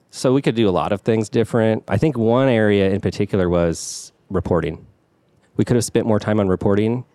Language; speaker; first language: English; native; English